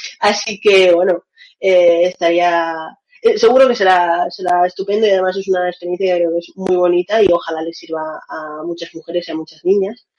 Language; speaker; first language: Spanish; early bilingual, other home language; Russian